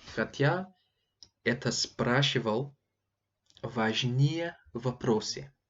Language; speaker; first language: Russian; non-native, learner; English